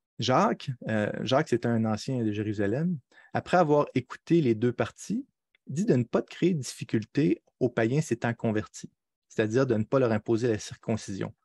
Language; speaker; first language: French; native; French